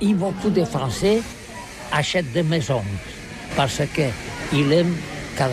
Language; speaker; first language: French; non-native, learner; Catalan